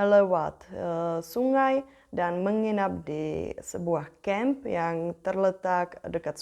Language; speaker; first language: Indonesian; non-native, fluent; Czech